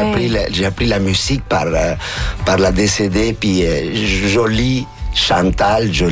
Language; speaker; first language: French; non-native, fluent; Spanish